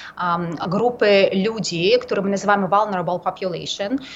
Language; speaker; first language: Polish; non-native, fluent; Ukrainian